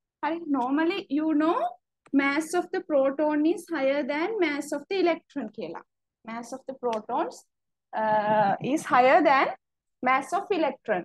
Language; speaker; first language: English; non-native, local second language; Sinhala